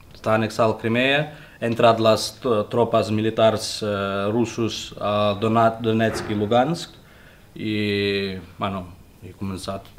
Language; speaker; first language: Catalan; non-native, learner; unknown